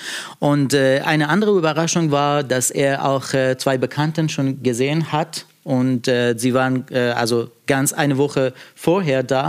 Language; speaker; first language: German; non-native, fluent; Persian